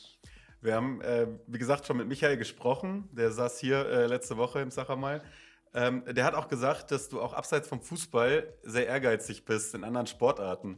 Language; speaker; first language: German; native; German